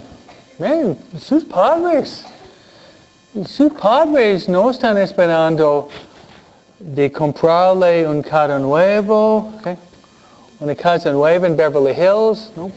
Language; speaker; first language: Spanish; non-native, fluent; English